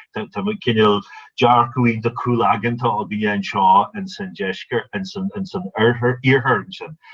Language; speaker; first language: Irish; native; Irish